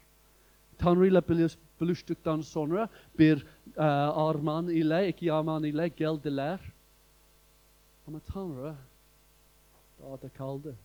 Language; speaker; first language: Turkish; non-native, fluent; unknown